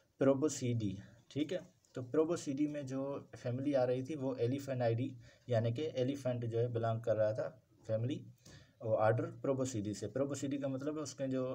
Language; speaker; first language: Urdu; non-native, local second language; Sindhi